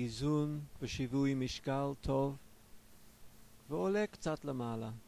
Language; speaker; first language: Hebrew; non-native, fluent; English